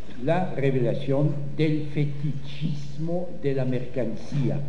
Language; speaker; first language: Spanish; non-native, fluent; French